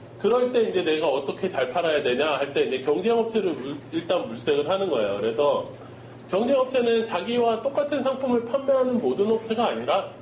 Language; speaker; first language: Korean; native; Korean